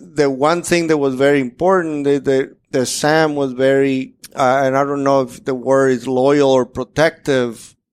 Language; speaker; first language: English; non-native, fluent; Spanish